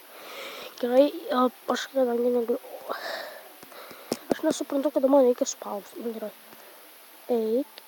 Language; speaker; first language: Lithuanian; native; Lithuanian